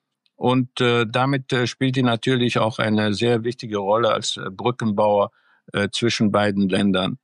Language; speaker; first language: German; early bilingual, other home language; Greek